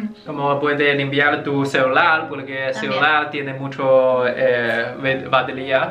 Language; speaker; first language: Spanish; non-native, learner; Chinese